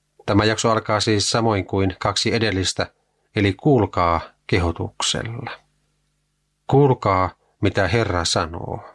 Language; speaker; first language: Finnish; native; Finnish